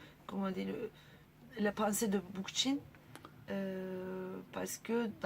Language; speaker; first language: French; non-native, fluent; Turkish